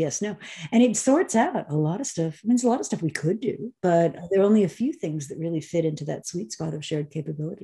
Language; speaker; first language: English; native; English